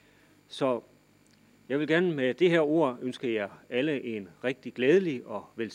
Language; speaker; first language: Danish; native; Danish